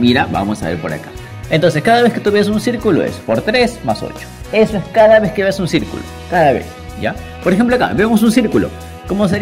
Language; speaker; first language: Spanish; native; Spanish